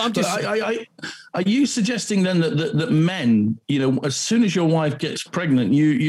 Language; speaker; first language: English; native; English